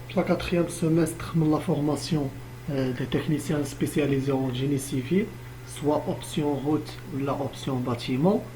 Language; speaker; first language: French; non-native, local second language; Arabic